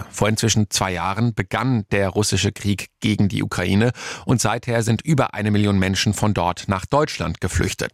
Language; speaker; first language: German; native; German